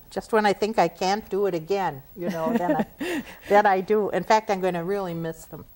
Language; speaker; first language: English; native; English